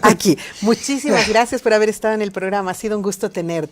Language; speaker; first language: Spanish; native; Spanish